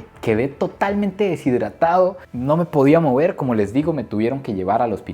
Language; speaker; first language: Spanish; native; Spanish